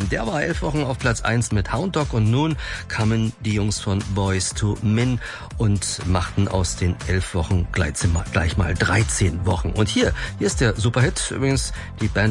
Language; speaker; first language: German; native; German